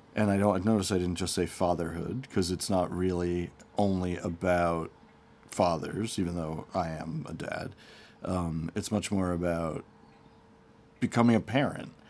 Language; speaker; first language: English; native; English